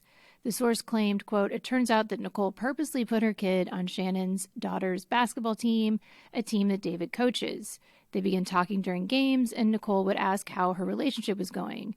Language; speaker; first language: English; native; English